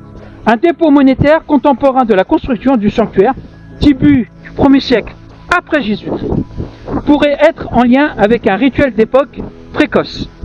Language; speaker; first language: French; native; French